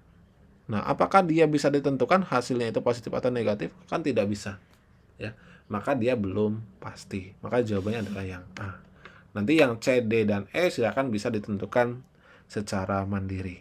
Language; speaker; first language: Indonesian; native; Indonesian